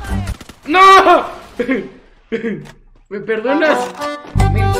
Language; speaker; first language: Spanish; native; Spanish